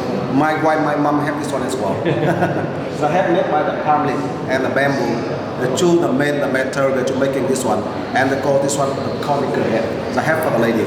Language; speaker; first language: English; non-native, fluent; Vietnamese